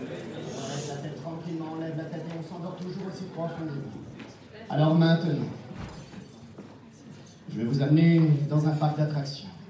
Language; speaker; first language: French; native; French